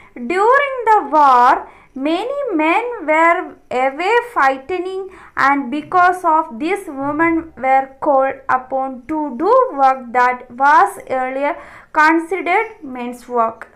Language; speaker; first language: English; non-native, local second language; Malayalam